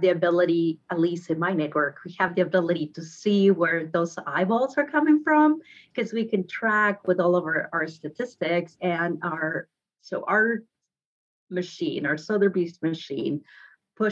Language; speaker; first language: English; non-native, fluent; Spanish